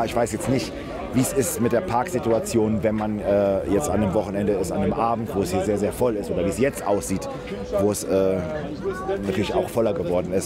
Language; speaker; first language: German; native; German